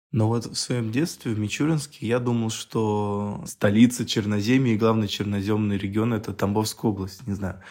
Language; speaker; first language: Russian; native; Russian